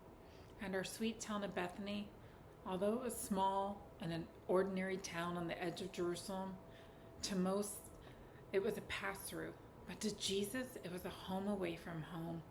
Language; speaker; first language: English; native; English